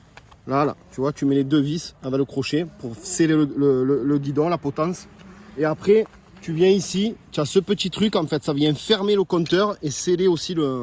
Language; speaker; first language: French; native; French